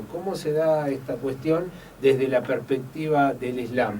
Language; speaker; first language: Spanish; native; Spanish